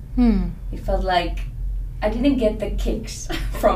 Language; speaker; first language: English; non-native, fluent; Finnish